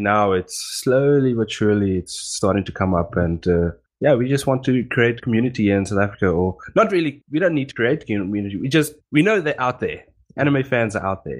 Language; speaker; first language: English; non-native, local second language; Afrikaans